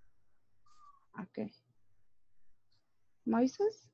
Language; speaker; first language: English; non-native, learner; Spanish